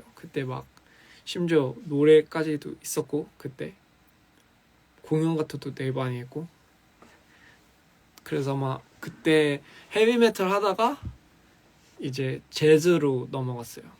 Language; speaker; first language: Korean; early bilingual, heritage; English